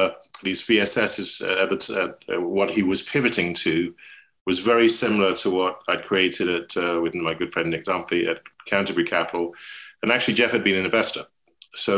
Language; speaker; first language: English; native; English